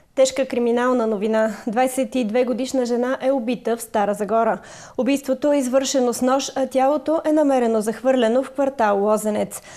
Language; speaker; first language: Bulgarian; native; Bulgarian